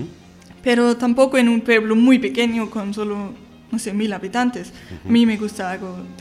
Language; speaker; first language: Spanish; non-native, fluent; German